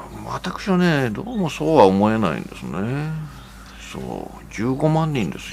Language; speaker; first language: Japanese; native; Japanese